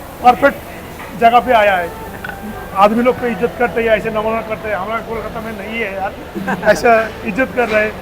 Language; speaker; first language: Hindi; non-native, local second language; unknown